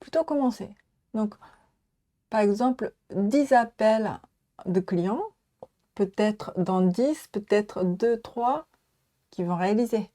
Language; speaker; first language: French; non-native, learner; Japanese